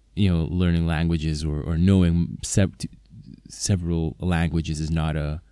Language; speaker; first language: English; non-native, fluent; Slovak